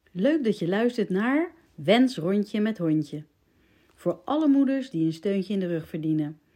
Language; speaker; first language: Dutch; native; Dutch